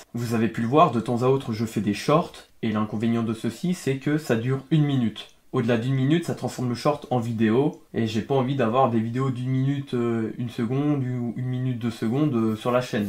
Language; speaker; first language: French; native; French